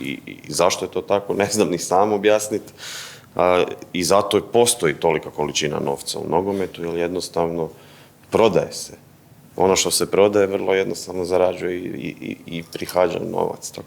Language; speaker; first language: Bosnian; native; Bosnian